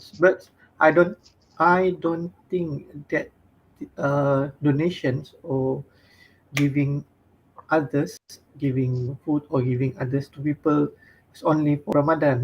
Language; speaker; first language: English; non-native, fluent; Malay